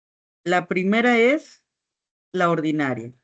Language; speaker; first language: Spanish; native; Spanish